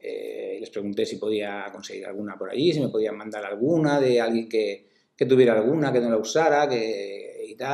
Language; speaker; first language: Spanish; native; Spanish